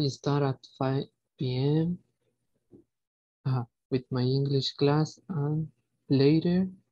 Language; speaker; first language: English; non-native, fluent; Spanish